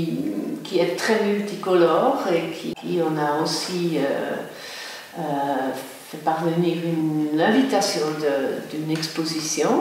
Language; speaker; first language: French; non-native, local second language; German